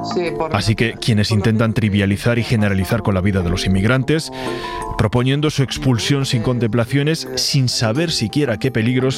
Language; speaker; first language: Spanish; native; Spanish